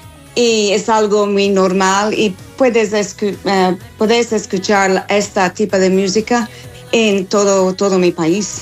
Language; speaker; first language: Spanish; non-native, fluent; English